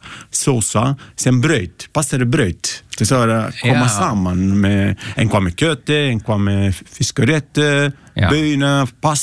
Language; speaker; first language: Icelandic; non-native, learner; Italian